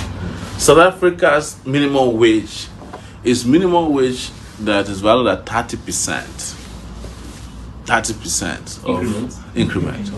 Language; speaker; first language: English; non-native, local second language; Yoruba